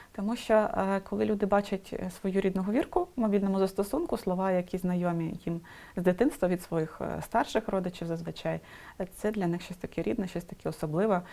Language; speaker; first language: Ukrainian; non-native, local second language; Russian